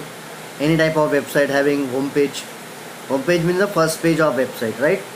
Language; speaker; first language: English; non-native, local second language; Marathi